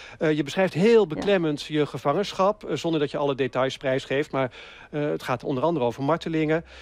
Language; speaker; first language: Dutch; native; Dutch